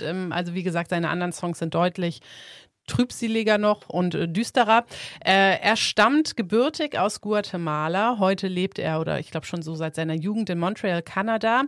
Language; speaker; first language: German; native; German